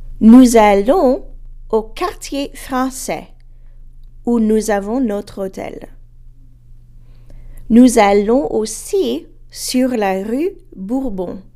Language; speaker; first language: French; non-native, fluent; English